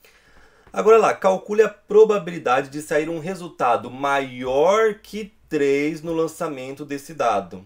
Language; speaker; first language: Portuguese; native; Portuguese